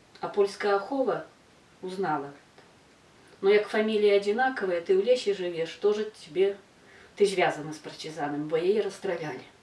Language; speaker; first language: Belarusian; native; Belarusian